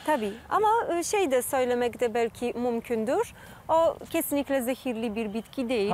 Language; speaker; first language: Turkish; non-native, fluent; Polish